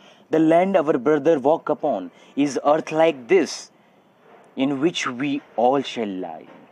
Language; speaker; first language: English; non-native, local second language; Gujarati